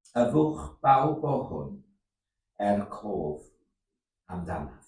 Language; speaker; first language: Welsh; native; Welsh